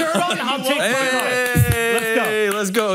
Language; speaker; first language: English; native; English